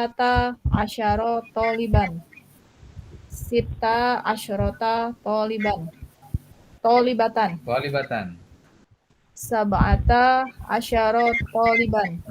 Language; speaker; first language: Arabic; non-native, learner; Indonesian